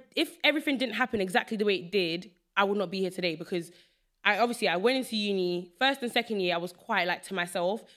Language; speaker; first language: English; early bilingual, other home language; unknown